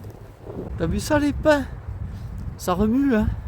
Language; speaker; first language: French; native; French